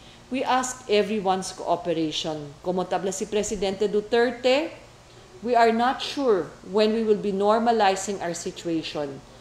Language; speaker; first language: English; non-native, local second language; Chavacano